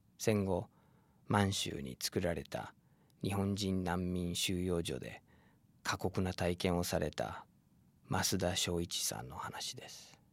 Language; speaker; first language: Japanese; non-native, fluent; English